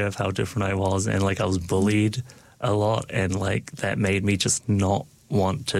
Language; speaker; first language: English; non-native, local second language; Cantonese